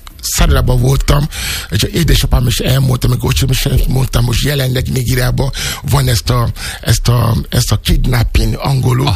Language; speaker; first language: Hungarian; non-native, fluent; Yoruba